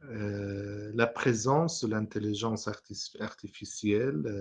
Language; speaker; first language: French; non-native, fluent; Persian